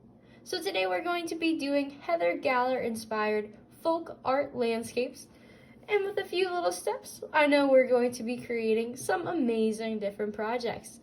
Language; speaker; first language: English; native; English